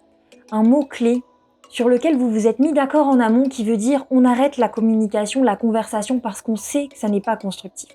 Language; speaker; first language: French; native; French